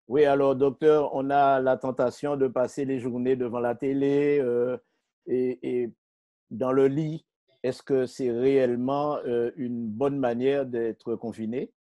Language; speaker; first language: French; native; French